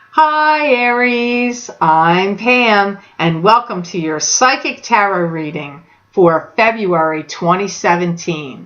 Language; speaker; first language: English; native; English